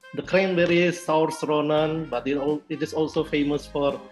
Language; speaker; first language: English; non-native, fluent; Indonesian